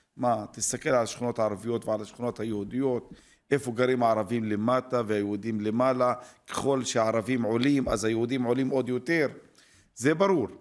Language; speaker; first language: Hebrew; non-native, local second language; Arabic